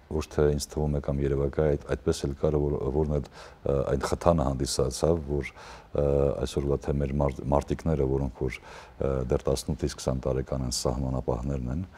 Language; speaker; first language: Armenian; native; Armenian